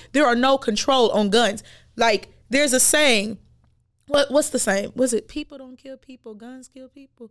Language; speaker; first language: English; native; English